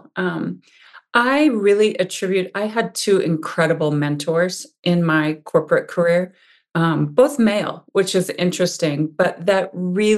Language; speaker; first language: English; native; English